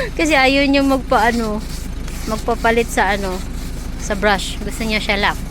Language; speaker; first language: Filipino; non-native, local second language; Cebuano